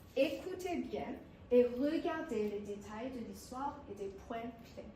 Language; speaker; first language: French; non-native, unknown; English